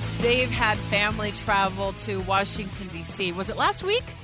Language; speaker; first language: English; native; English